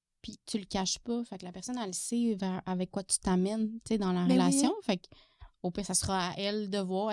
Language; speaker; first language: French; native; French